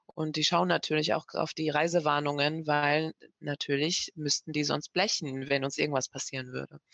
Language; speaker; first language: German; early bilingual, other home language; Persian